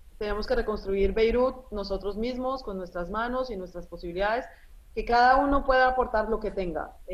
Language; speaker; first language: Spanish; early bilingual, other home language; Arabic